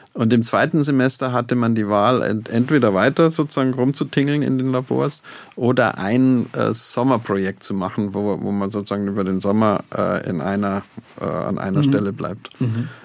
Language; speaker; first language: German; native; German